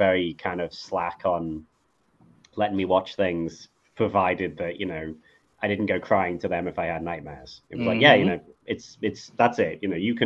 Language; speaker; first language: English; native; English